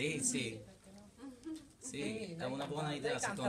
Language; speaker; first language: Italian; non-native, learner; Polish